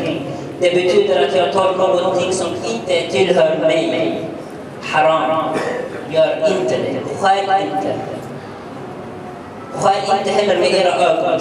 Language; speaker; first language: Swedish; early bilingual, other home language; Arabic